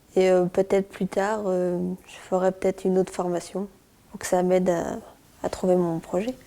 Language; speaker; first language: French; native; French